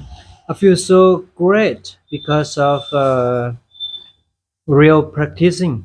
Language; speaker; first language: English; non-native, fluent; Thai